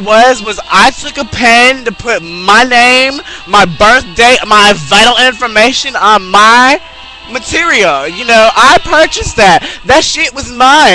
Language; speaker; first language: English; native; English